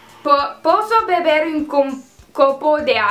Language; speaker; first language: Portuguese; non-native, learner; Dutch